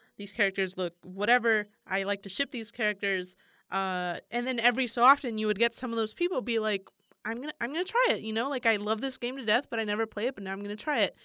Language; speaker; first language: English; native; English